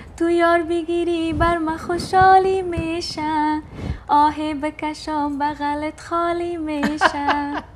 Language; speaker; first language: Persian; non-native, local second language; Turkmen